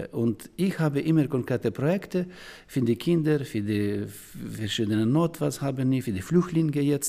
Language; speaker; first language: German; non-native, learner; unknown